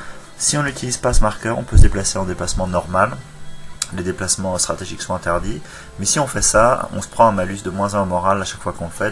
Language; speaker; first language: French; native; French